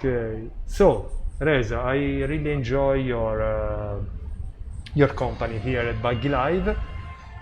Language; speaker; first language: English; non-native, fluent; Italian